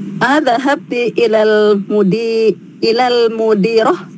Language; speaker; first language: Arabic; non-native, learner; Indonesian